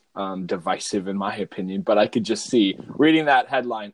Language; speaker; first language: English; native; English